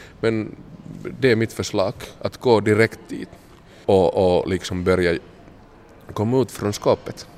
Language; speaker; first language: Swedish; non-native, local second language; Finnish